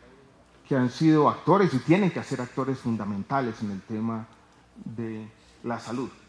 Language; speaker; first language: Spanish; native; Spanish